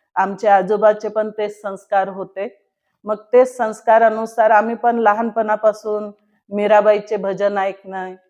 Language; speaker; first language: Marathi; non-native, local second language; Marwari